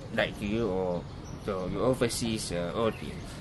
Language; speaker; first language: English; non-native, local second language; Cantonese